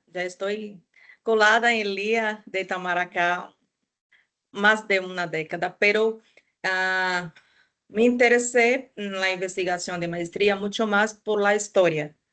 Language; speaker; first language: Spanish; non-native, fluent; Portuguese